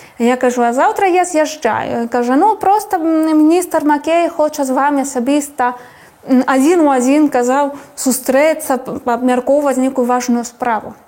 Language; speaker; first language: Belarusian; non-native, fluent; Spanish